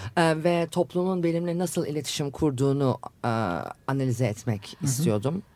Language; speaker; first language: Turkish; native; Turkish